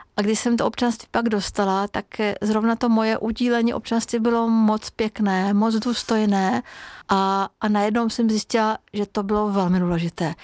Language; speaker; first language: Czech; non-native, fluent; Hungarian